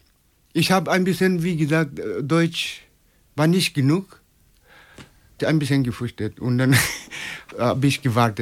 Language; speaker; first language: German; non-native, fluent; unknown